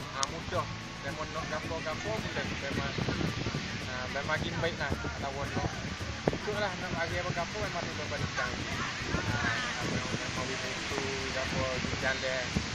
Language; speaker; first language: Malay; native; Malay